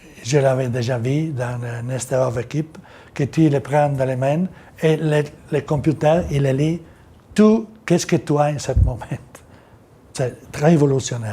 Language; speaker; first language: French; non-native, learner; Italian